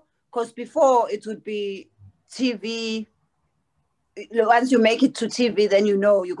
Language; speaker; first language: English; non-native, local second language; Zulu